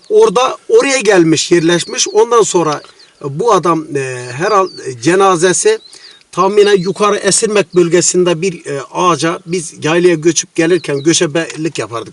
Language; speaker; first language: Turkish; native; Turkish